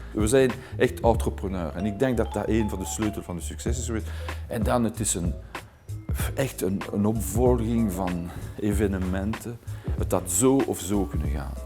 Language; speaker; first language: Dutch; non-native, local second language; French